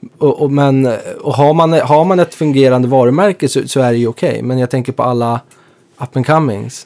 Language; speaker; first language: Swedish; native; Swedish